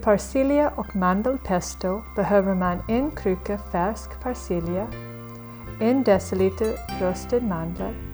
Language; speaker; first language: Swedish; non-native, fluent; English